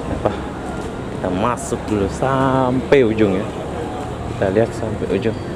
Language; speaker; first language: Indonesian; native; Indonesian